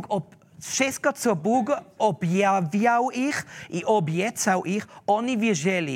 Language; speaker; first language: Polish; non-native, learner; German